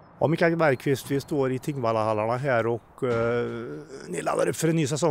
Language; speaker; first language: Swedish; native; Swedish